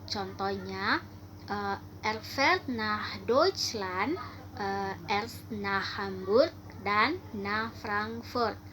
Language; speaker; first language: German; non-native, learner; Indonesian